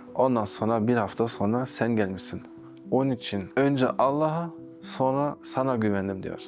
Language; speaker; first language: Turkish; non-native, fluent; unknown